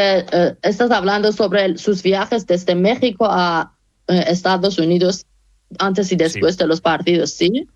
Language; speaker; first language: Spanish; non-native, fluent; Persian